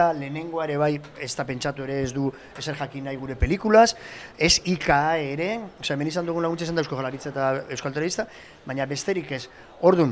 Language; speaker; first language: Basque; native; Basque